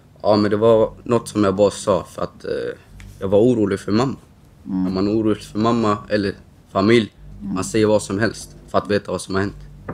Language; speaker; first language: Swedish; early bilingual, other home language; Romany